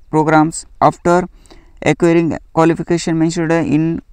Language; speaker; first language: English; non-native, local second language; Marathi